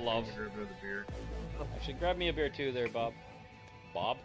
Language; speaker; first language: English; native; English